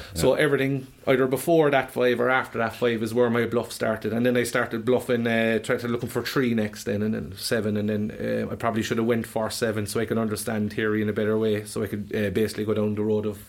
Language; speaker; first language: English; native; English